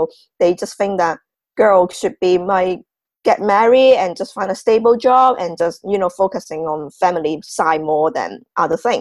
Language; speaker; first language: English; non-native, local second language; Cantonese